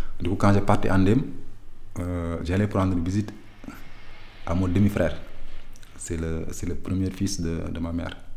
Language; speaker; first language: French; non-native, local second language; Wolof